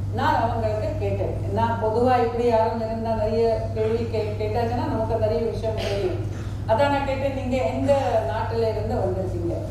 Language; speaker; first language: Tamil; non-native, fluent; Marathi